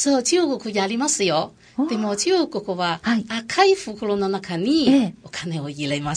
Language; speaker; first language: Japanese; non-native, local second language; Chinese